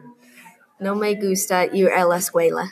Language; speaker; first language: Spanish; non-native, learner; English